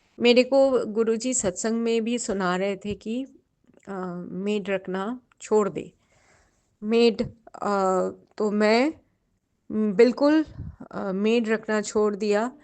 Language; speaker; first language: Hindi; non-native, local second language; Bangla